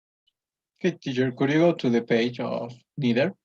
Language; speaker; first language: English; non-native, learner; Spanish